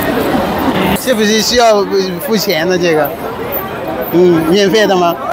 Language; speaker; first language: Chinese; non-native, fluent; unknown